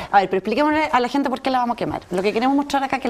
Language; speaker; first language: Spanish; native; Spanish